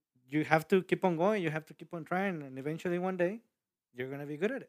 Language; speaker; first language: English; early bilingual, other home language; Spanish